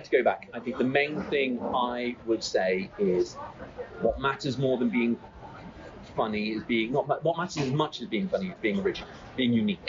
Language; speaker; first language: English; native; English